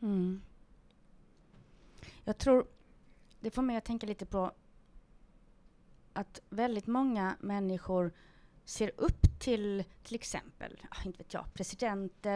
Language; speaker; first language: Swedish; native; Swedish